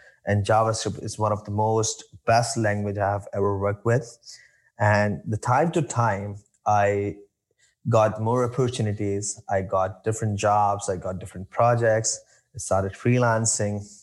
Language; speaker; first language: English; non-native, local second language; Urdu